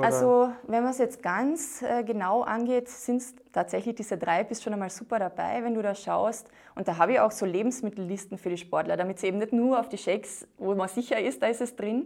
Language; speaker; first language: German; native; German